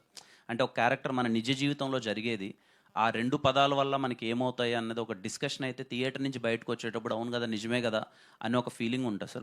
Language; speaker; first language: Telugu; native; Telugu